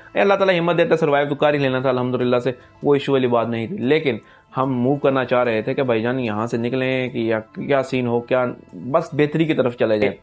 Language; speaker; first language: Urdu; non-native, local second language; Punjabi